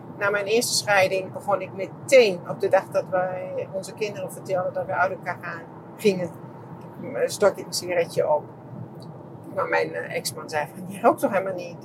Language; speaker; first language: Dutch; non-native, fluent; Czech